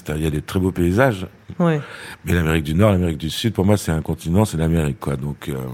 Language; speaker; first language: French; native; French